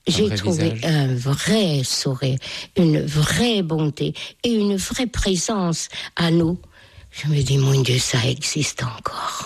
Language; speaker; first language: French; non-native, fluent; Hungarian